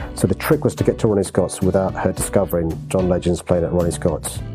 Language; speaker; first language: English; native; English